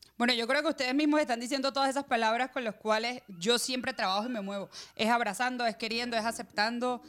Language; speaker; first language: Spanish; native; Spanish